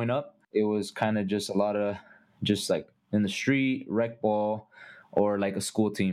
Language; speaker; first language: English; native; English